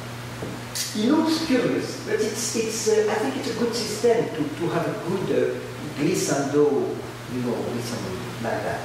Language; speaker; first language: English; non-native, learner; French